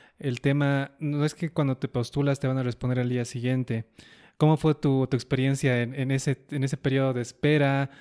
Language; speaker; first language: Spanish; native; Spanish